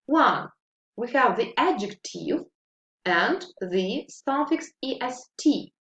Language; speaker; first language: English; non-native, fluent; Ukrainian